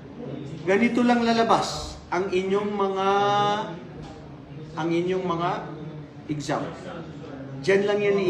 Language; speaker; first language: Filipino; non-native, local second language; Maranao